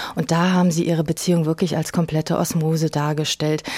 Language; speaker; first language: German; native; German